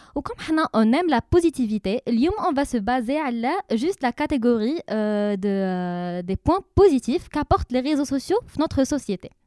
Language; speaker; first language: French; non-native, local second language; Arabic